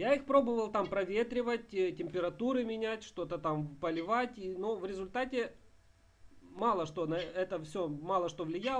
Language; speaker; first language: Russian; native; Russian